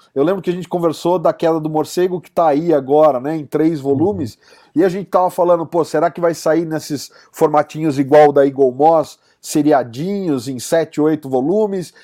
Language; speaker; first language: Portuguese; native; Portuguese